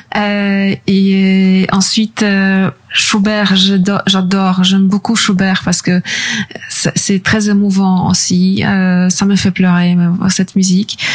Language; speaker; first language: French; non-native, fluent; Polish